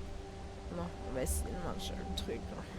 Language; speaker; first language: French; native; French